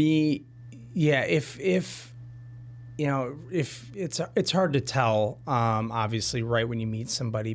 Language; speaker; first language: English; native; English